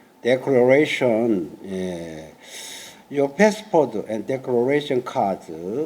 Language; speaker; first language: English; non-native, learner; Korean